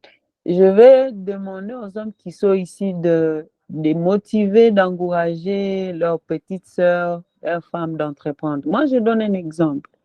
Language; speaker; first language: French; non-native, local second language; Swahili